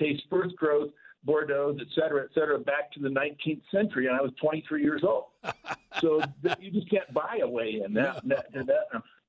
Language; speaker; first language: English; native; English